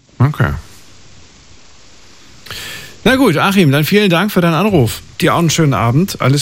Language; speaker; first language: German; native; German